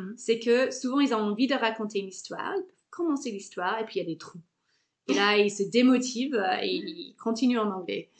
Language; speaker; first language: French; non-native, fluent; English